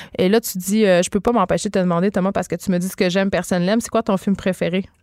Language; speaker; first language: French; native; French